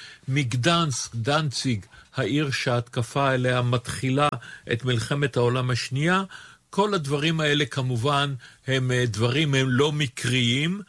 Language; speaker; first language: Hebrew; native; Hebrew